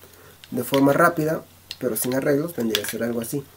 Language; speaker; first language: Spanish; native; Spanish